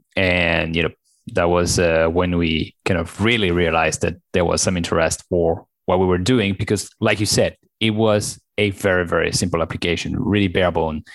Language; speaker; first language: English; non-native, fluent; French